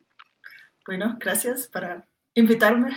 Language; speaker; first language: Spanish; non-native, fluent; German